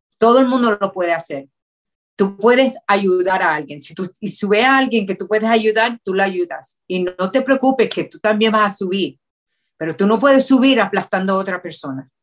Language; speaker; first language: Spanish; early bilingual, heritage; Spanish